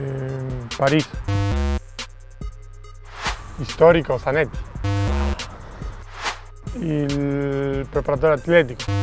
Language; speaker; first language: Italian; non-native, fluent; Spanish